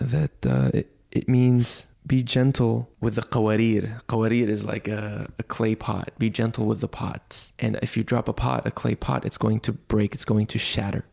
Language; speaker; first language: English; early bilingual, other home language; Arabic